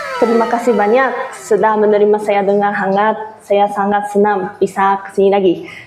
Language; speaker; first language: Indonesian; non-native, fluent; Japanese